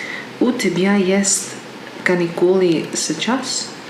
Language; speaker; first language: Russian; non-native, learner; English